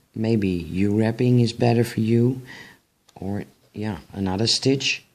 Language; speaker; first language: English; non-native, fluent; Dutch